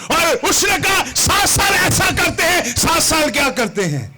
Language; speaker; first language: Urdu; non-native, local second language; Punjabi